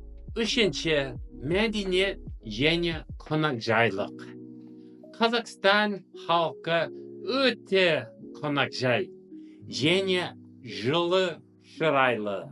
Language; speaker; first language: Kazakh; non-native, fluent; English